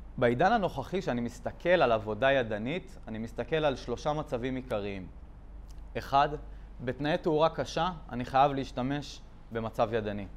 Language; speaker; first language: Hebrew; native; Hebrew